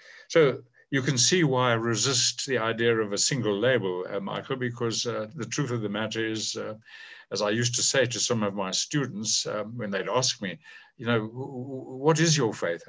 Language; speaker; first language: English; native; English